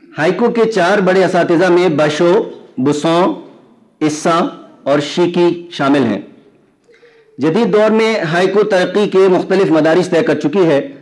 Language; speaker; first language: Urdu; native; Urdu